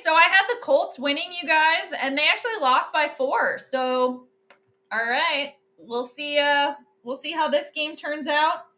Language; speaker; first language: English; native; English